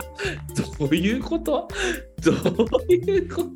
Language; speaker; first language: Japanese; native; Japanese